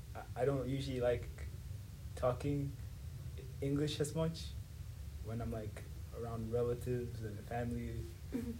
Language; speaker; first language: English; non-native, local second language; Swahili